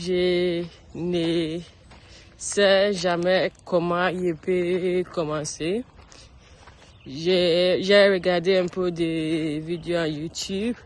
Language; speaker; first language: French; non-native, learner; English